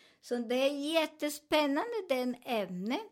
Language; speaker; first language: Swedish; non-native, learner; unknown